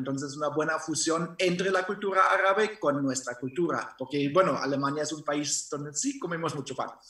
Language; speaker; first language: Spanish; non-native, fluent; German